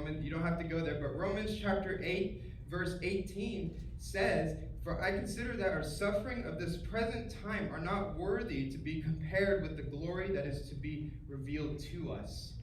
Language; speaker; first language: English; native; English